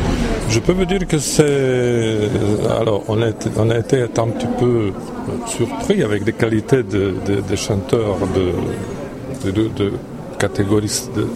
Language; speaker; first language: French; non-native, fluent; Serbian